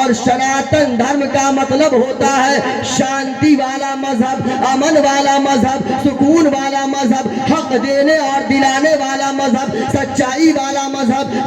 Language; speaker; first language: Hindi; native; Hindi